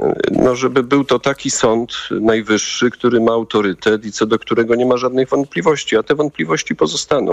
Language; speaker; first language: Polish; native; Polish